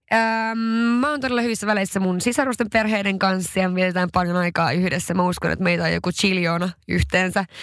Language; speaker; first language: Finnish; non-native, local second language; Swedish